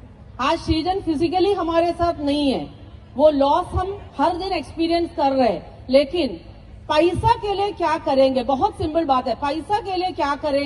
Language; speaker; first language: Hindi; non-native, local second language; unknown